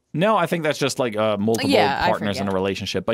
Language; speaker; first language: English; native; English